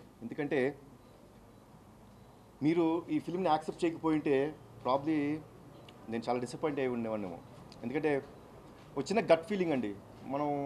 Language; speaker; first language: Telugu; native; Telugu